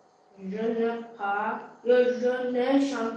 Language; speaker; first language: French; non-native, learner; Turkish